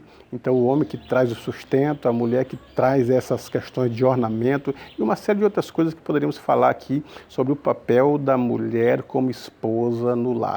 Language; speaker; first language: Portuguese; native; Portuguese